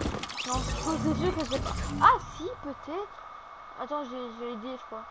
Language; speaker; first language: French; native; French